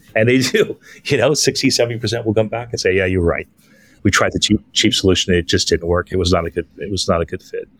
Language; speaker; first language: English; native; English